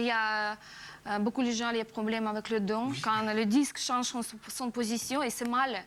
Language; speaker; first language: French; non-native, learner; Russian